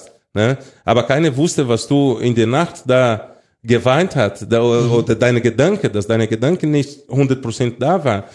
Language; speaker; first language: German; non-native, fluent; Portuguese